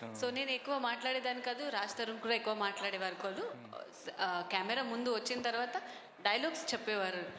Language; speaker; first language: Telugu; non-native, fluent; Marathi